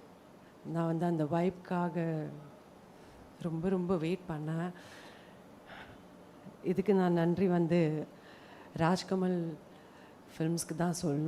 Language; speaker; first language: Tamil; non-native, fluent; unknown